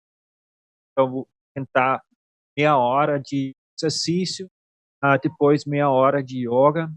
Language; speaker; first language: Portuguese; non-native, fluent; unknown